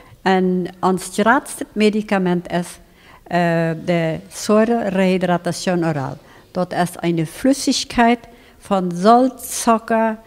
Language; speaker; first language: German; non-native, local second language; Plautdietsch